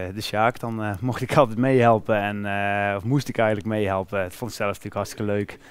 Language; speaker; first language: Dutch; native; Dutch